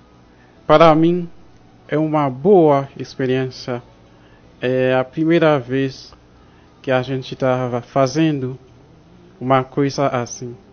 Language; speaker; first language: Portuguese; non-native, fluent; Haitian Creole